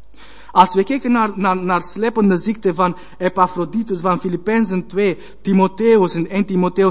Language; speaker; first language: Dutch; non-native, learner; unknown